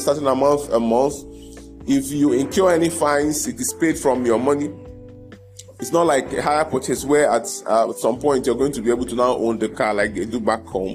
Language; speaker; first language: English; non-native, local second language; Igbo